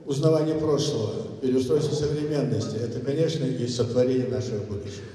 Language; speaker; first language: Russian; non-native, local second language; Kazakh